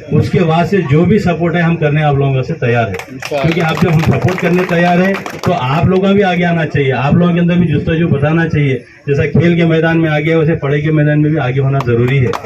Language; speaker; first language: Hindi; non-native, local second language; Urdu